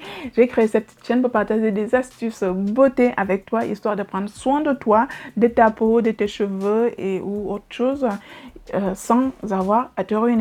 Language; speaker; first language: French; native; French